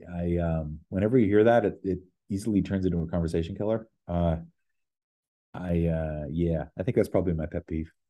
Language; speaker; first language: English; native; English